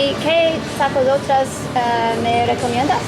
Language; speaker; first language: Spanish; non-native, learner; English